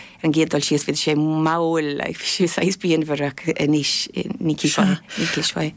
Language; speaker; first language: Irish; non-native, local second language; English